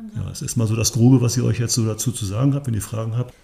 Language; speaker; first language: German; native; German